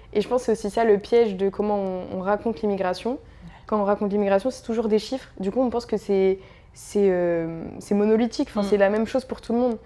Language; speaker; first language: French; early bilingual, other home language; Arabic